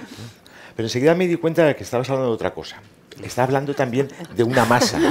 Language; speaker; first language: Spanish; native; Spanish